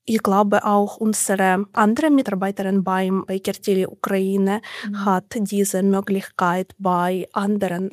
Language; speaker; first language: German; non-native, learner; Ukrainian